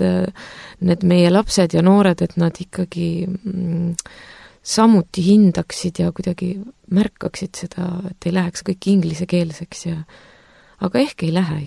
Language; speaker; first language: Estonian; native; Estonian